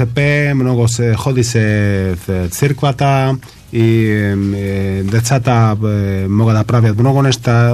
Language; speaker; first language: Bulgarian; non-native, learner; Spanish